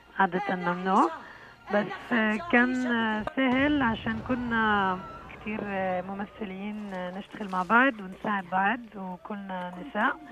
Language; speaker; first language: Arabic; early bilingual, heritage; Arabic